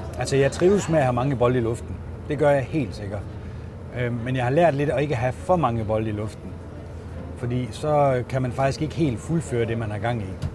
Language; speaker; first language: Danish; native; Danish